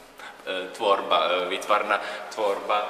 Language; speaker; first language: Czech; non-native, learner; Italian